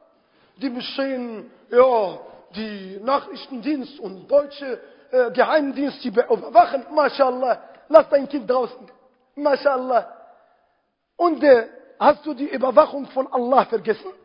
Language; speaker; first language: German; non-native, fluent; Arabic